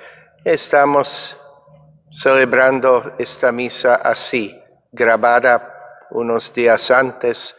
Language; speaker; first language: Spanish; non-native, fluent; English